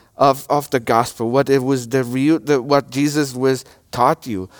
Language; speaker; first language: English; non-native, learner; Portuguese